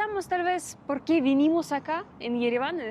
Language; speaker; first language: Spanish; non-native, fluent; Russian